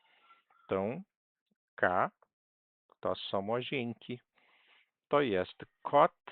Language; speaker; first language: Polish; non-native, fluent; Portuguese